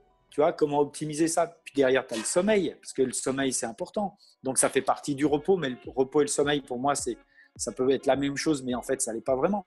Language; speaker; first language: French; native; French